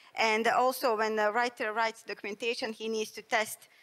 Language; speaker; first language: English; non-native, fluent; Bosnian